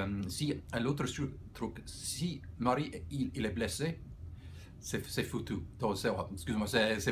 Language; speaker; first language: French; non-native, fluent; English